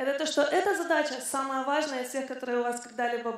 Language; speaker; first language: Russian; native; Russian